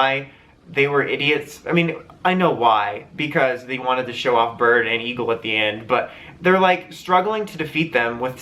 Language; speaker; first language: English; native; English